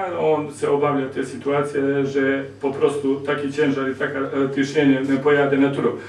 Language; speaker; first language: Polish; non-native, learner; Serbian